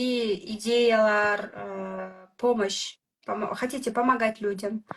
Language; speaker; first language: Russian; non-native, local second language; Kyrgyz